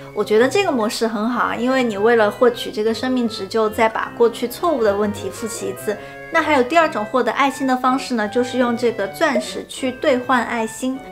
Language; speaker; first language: Chinese; native; Chinese